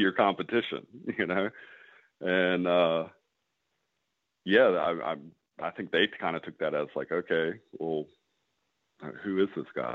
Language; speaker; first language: English; native; English